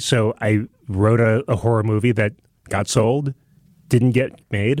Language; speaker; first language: English; early bilingual, other home language; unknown